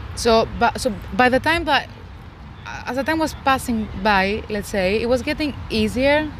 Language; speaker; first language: English; non-native, fluent; Greek